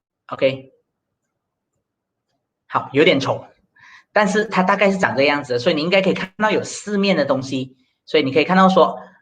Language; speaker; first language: Chinese; native; Chinese